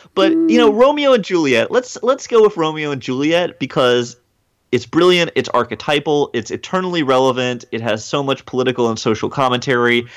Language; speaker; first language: English; native; English